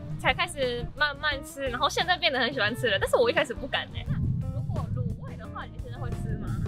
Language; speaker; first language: Chinese; non-native, fluent; Japanese